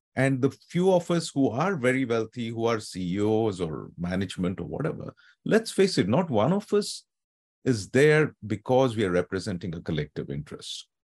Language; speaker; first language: English; non-native, local second language; Telugu